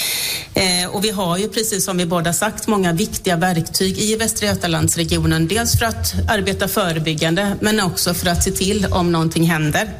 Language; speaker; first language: Swedish; native; Swedish